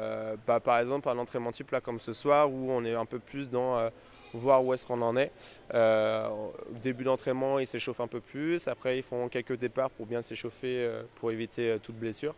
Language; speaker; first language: French; native; French